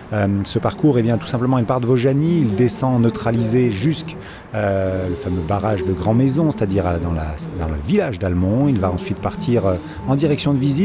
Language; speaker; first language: French; native; French